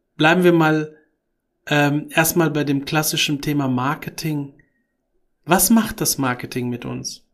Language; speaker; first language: German; early bilingual, other home language; Arabic